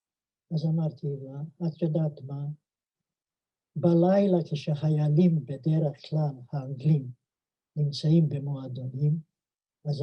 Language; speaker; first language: Hebrew; non-native, fluent; Yiddish